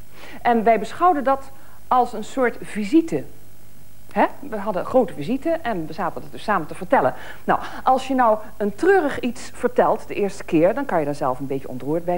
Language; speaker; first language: Dutch; native; Dutch